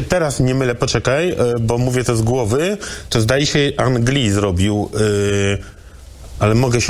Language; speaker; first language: Polish; native; Polish